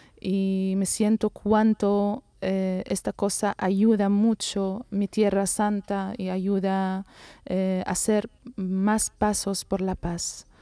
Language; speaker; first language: Spanish; non-native, learner; Arabic